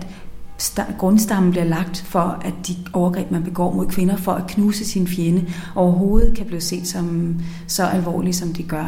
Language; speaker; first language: Danish; native; Danish